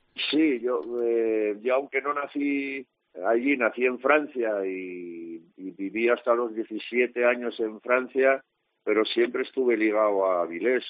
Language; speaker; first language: Spanish; native; Spanish